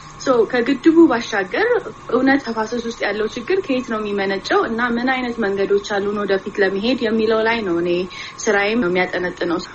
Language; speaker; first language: Amharic; native; Amharic